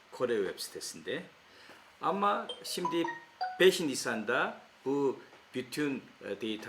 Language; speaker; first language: Turkish; non-native, fluent; Korean